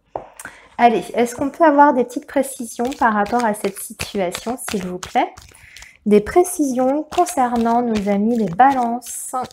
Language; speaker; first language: French; native; French